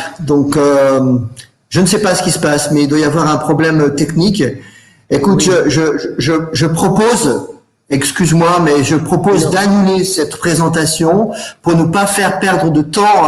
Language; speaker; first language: French; native; French